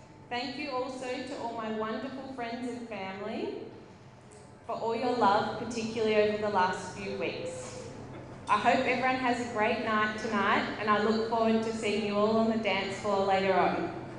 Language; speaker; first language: English; native; English